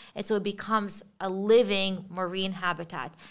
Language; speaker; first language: English; early bilingual, other home language; Russian